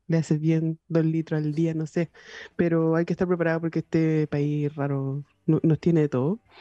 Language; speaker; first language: Spanish; native; Spanish